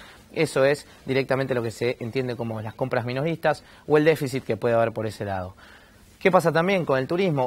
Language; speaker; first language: Spanish; native; Spanish